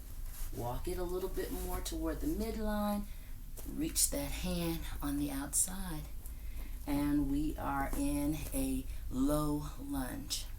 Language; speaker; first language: English; native; English